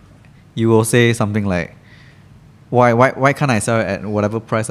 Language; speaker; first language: English; native; English